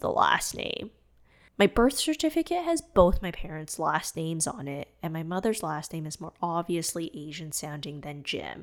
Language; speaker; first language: English; non-native, fluent; Cantonese